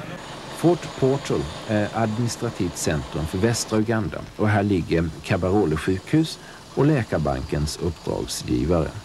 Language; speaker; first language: Swedish; native; Swedish